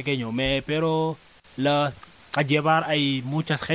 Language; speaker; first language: Spanish; non-native, learner; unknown